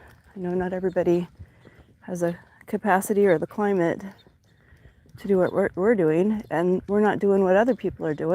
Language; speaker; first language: English; native; English